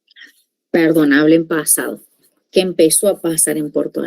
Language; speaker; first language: Spanish; native; Spanish